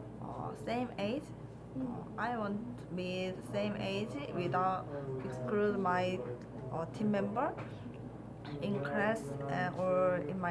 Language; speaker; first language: English; non-native, learner; Korean